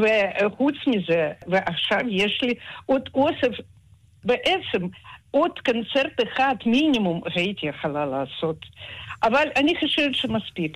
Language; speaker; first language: Hebrew; non-native, fluent; Russian